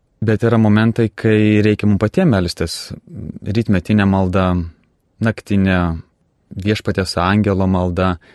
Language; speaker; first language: Lithuanian; native; Lithuanian